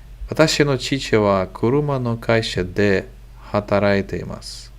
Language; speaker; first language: Japanese; non-native, learner; English